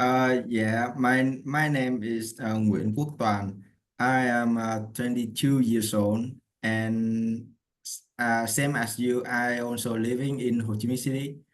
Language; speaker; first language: English; non-native, learner; Vietnamese